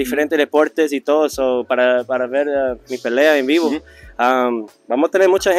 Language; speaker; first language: Spanish; early bilingual, heritage; Spanish